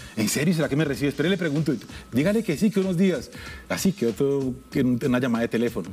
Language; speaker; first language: Spanish; native; Spanish